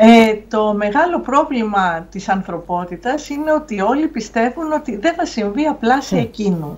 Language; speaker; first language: Greek; native; Greek